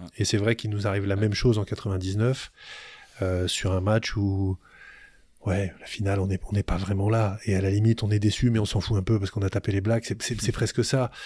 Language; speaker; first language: French; native; French